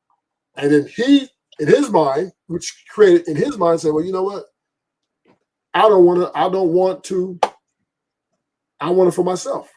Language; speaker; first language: English; native; English